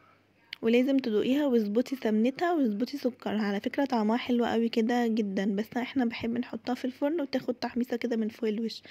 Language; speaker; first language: Arabic; native; Arabic